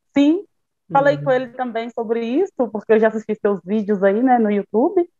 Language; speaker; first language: Portuguese; native; Portuguese